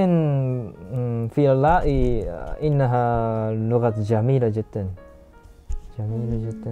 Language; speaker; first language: Arabic; non-native, learner; Japanese